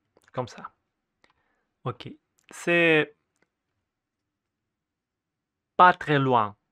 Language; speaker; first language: French; non-native, fluent; Russian